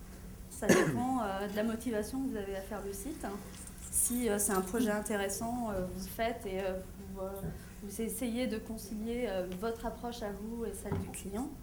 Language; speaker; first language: French; native; French